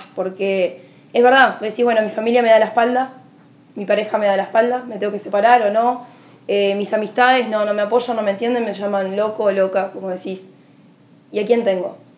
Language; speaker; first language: Spanish; native; Spanish